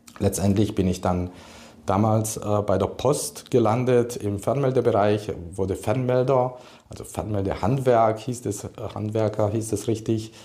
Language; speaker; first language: German; early bilingual, other home language; Hungarian